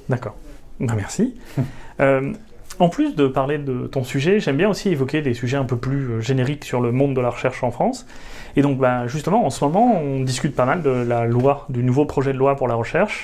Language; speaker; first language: French; native; French